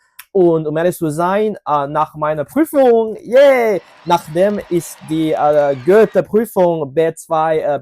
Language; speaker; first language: German; non-native, learner; Cantonese